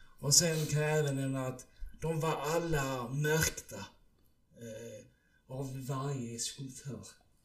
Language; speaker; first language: Swedish; early bilingual, other home language; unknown